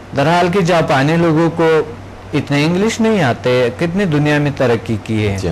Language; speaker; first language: Urdu; non-native, local second language; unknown